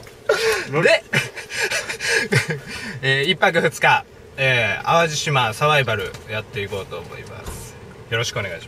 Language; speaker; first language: Japanese; native; Japanese